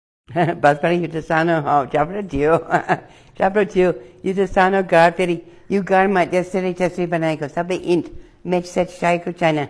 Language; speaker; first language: Nepali; non-native, learner; English